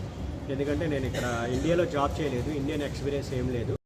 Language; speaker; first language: Telugu; native; Telugu